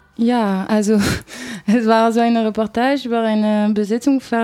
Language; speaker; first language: German; non-native, learner; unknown